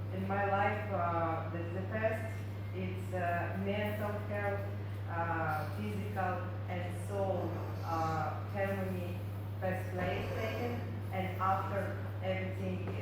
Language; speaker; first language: English; non-native, learner; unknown